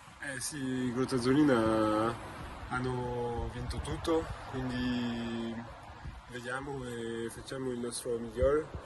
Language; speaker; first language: Italian; non-native, learner; French